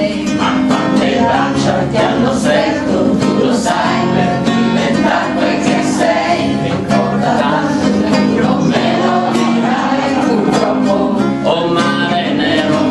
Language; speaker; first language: Italian; native; Italian